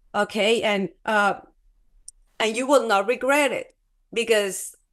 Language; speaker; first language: English; non-native, fluent; Spanish